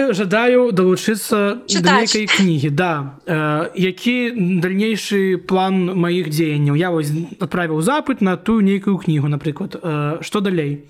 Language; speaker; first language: Belarusian; non-native, local second language; Russian